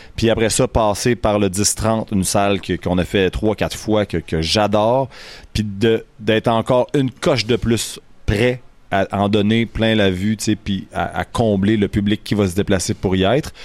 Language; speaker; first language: French; native; French